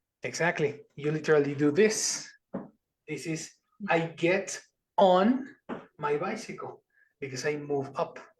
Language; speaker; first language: English; non-native, fluent; Spanish